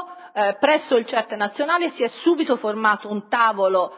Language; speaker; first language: Italian; native; Italian